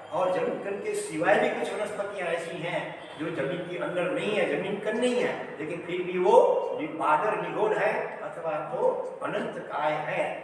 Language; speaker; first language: Hindi; non-native, local second language; Gujarati